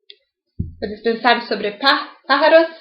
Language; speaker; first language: Spanish; non-native, learner; English